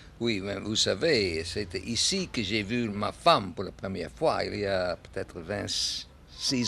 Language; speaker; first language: French; non-native, learner; English